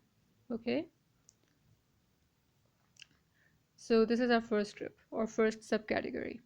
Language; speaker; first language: English; non-native, local second language; Urdu